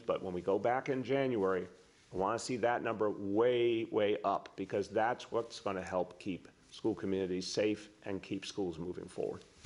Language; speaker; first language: English; native; English